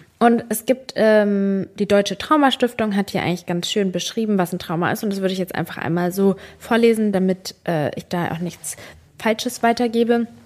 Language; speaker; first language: German; early bilingual, other home language; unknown